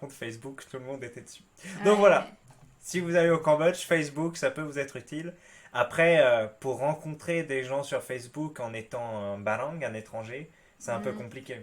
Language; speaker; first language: French; native; French